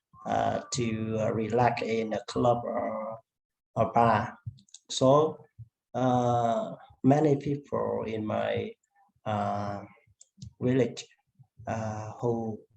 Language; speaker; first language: English; non-native, learner; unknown